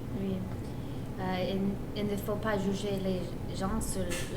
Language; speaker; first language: French; non-native, learner; English